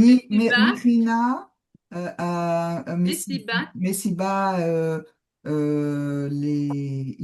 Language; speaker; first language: Hebrew; non-native, learner; French